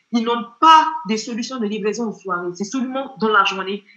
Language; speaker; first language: French; non-native, fluent; Yoruba